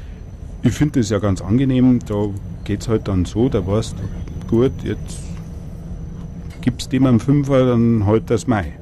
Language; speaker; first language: German; native; German